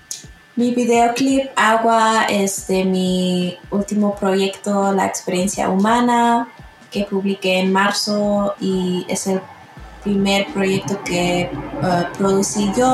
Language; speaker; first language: Spanish; early bilingual, heritage; Spanish